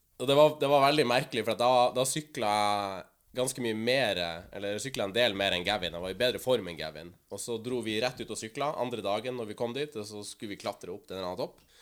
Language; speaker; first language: Norwegian; native; Norwegian